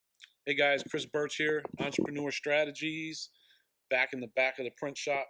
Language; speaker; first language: English; native; English